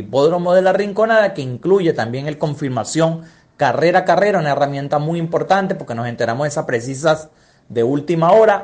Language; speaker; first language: Spanish; native; Spanish